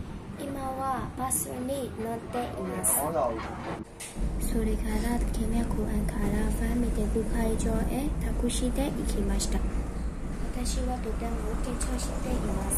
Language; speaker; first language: Japanese; non-native, learner; Burmese